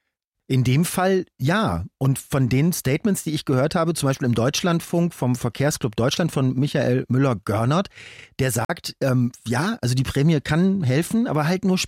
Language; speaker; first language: German; native; German